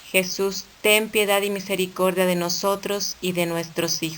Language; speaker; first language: Spanish; native; Spanish